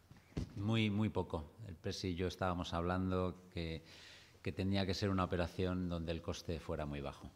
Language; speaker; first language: Spanish; native; Spanish